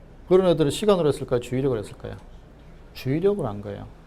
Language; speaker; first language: Korean; native; Korean